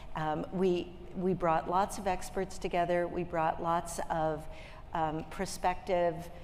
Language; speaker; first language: English; native; English